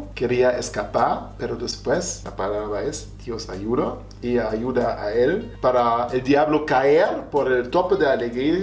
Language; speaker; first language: Spanish; non-native, fluent; German